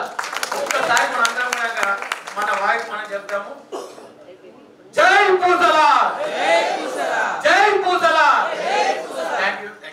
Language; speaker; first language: Telugu; native; Telugu